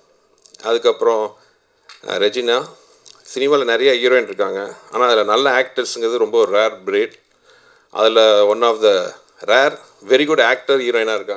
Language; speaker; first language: Tamil; native; Tamil